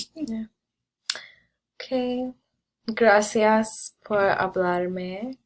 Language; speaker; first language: Spanish; non-native, learner; English